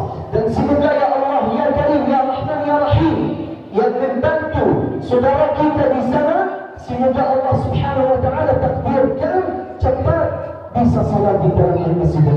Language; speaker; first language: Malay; non-native, fluent; Arabic